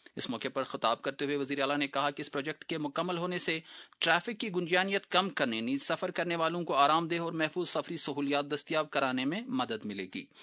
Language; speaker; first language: Urdu; non-native, local second language; Kashmiri